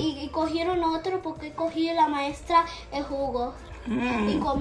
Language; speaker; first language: Spanish; early bilingual, heritage; Spanish